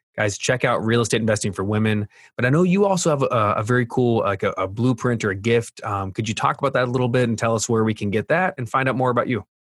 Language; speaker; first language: English; native; English